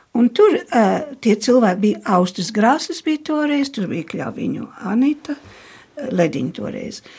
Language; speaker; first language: Latvian; early bilingual, heritage; Latvian